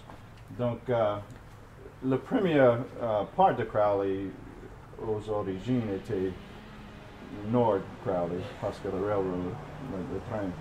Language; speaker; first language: French; non-native, fluent; English